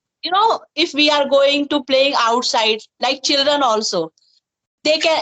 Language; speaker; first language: English; non-native, fluent; Hindi